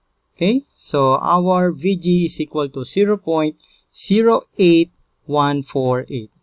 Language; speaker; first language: English; non-native, local second language; Filipino